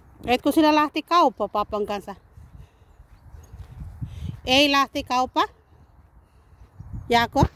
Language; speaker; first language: Finnish; non-native, learner; Cebuano